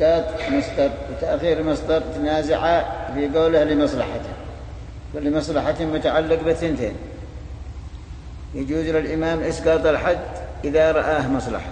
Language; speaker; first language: Arabic; native; Arabic